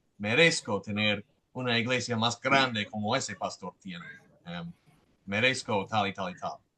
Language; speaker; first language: Spanish; non-native, fluent; English